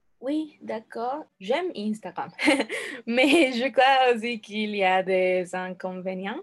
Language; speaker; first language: French; non-native, learner; Spanish